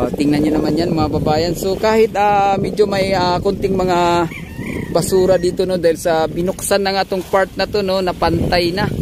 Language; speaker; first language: Filipino; non-native, local second language; Cebuano